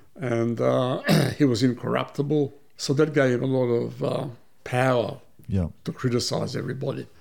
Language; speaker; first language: English; early bilingual, other home language; Serbian